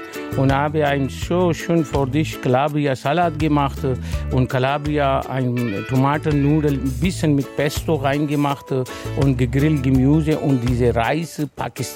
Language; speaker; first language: German; non-native, learner; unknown